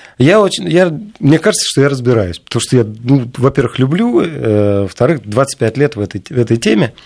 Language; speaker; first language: Russian; native; Russian